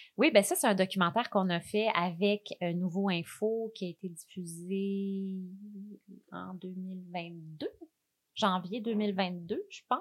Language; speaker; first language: French; native; French